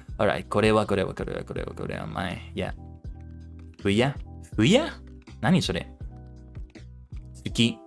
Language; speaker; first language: Japanese; non-native, learner; English